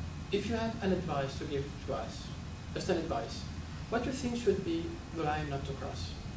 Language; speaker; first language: English; non-native, fluent; Arabic